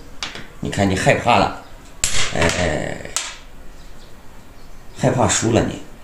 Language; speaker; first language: Chinese; native; Chinese